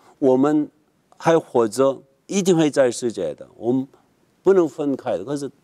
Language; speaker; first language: Chinese; non-native, fluent; Korean